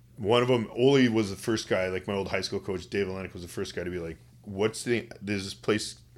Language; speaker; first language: English; native; English